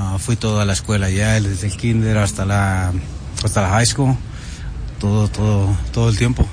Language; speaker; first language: Spanish; early bilingual, heritage; Spanish